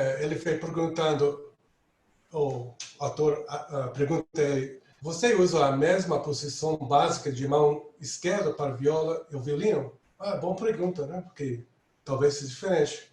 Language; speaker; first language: Portuguese; non-native, fluent; English